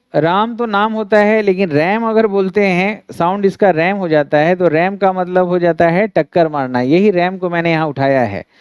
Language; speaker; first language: Hindi; native; Hindi